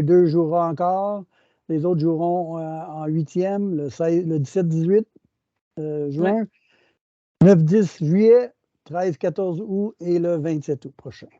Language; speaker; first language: French; native; French